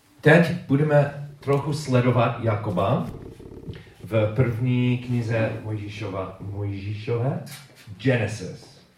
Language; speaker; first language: Czech; non-native, learner; English